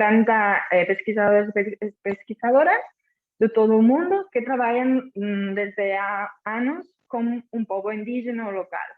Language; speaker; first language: Portuguese; non-native, fluent; Catalan